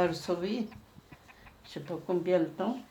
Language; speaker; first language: French; non-native, learner; Polish